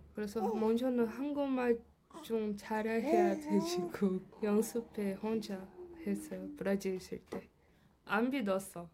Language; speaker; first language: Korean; non-native, learner; Portuguese